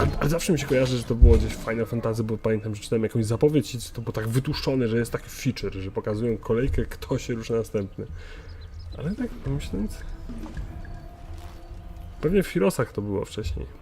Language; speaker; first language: Polish; native; Polish